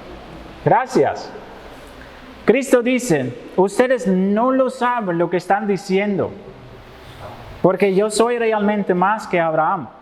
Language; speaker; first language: Spanish; non-native, fluent; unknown